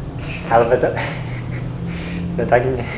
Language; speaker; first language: Polish; non-native, learner; Slovak